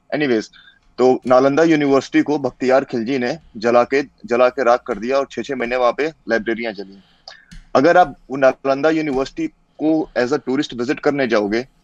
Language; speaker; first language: Hindi; native; Hindi